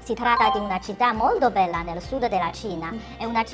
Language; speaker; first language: Italian; non-native, fluent; Chinese